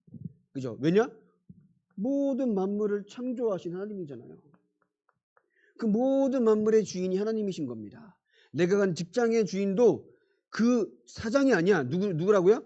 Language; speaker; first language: Korean; native; Korean